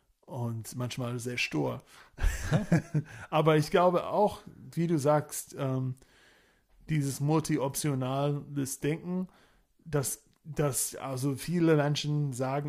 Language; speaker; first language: German; non-native, fluent; English